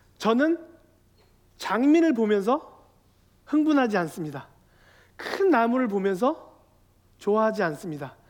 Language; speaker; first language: Korean; native; Korean